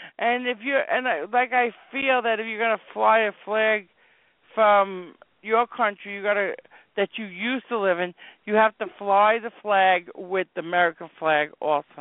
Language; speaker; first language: English; native; English